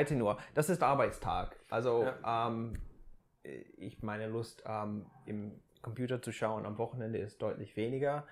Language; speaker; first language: German; non-native, fluent; English